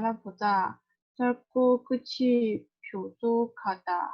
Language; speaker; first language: Korean; non-native, learner; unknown